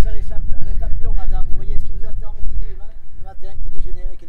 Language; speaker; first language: French; native; French